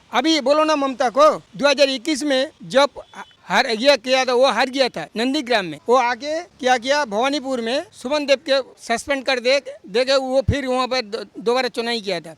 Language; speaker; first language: Hindi; non-native, local second language; Bangla